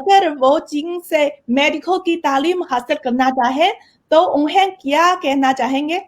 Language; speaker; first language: Hindi; non-native, fluent; Chinese